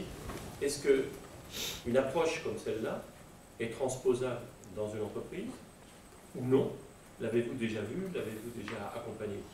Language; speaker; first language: French; native; French